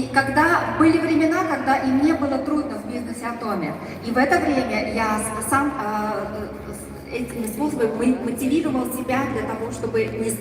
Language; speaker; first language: Russian; native; Russian